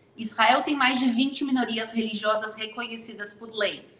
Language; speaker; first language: Portuguese; native; Portuguese